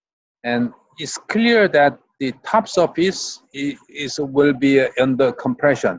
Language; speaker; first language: English; non-native, fluent; Korean